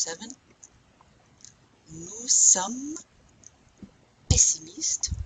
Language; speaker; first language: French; non-native, fluent; English